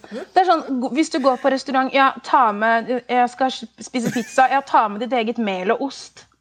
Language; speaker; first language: Norwegian; native; Norwegian